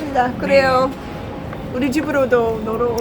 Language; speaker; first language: Korean; non-native, fluent; English